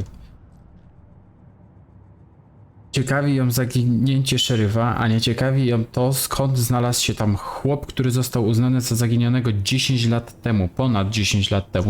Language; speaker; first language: Polish; native; Polish